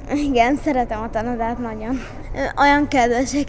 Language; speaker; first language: Hungarian; early bilingual, other home language; Arabic